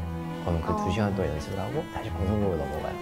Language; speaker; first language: Korean; native; Korean